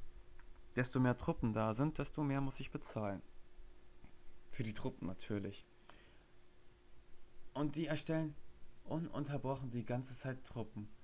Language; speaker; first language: German; native; German